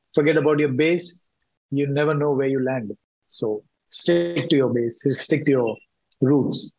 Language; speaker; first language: English; non-native, local second language; Malayalam